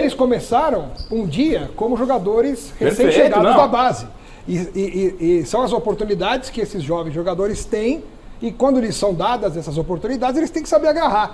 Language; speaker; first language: Portuguese; native; Portuguese